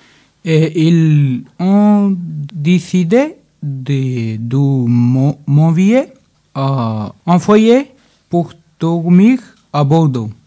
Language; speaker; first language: French; non-native, learner; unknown